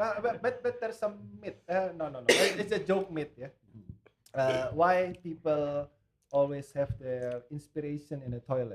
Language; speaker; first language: English; non-native, learner; Indonesian